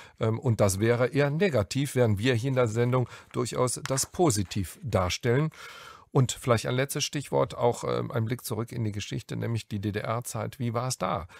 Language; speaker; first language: German; native; German